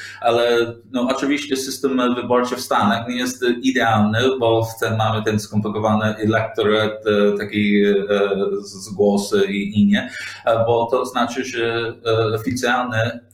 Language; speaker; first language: Polish; non-native, learner; English